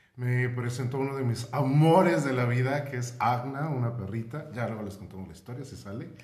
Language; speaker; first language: Spanish; native; Spanish